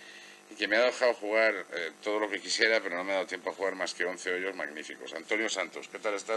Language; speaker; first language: Spanish; native; Spanish